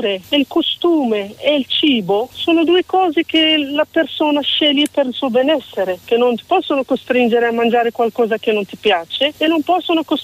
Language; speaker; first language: Italian; non-native, fluent; Arabic